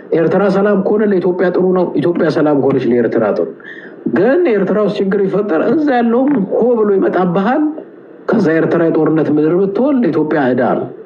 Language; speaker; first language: Amharic; native; Amharic